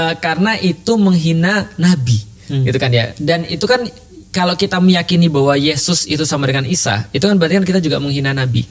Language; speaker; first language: Indonesian; native; Indonesian